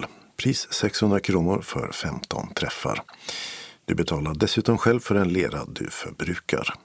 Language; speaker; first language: Swedish; native; Swedish